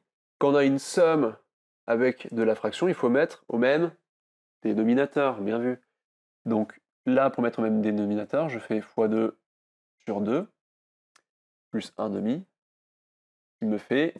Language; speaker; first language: French; native; French